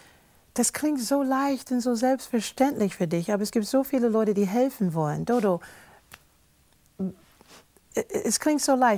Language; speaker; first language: German; non-native, fluent; English